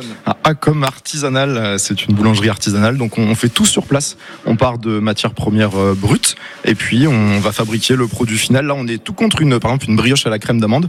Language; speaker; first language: French; native; French